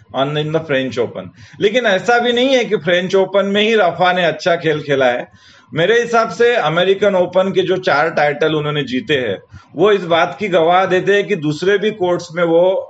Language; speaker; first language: Hindi; non-native, local second language; Marathi